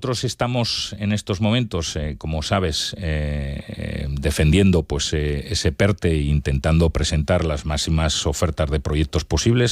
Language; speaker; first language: Spanish; native; Spanish